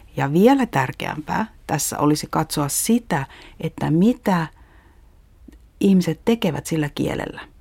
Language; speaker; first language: Finnish; native; Finnish